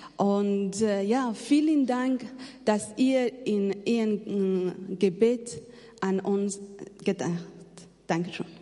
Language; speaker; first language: German; non-native, learner; Persian